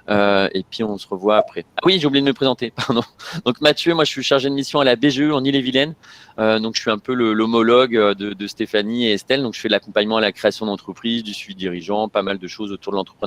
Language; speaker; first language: French; native; French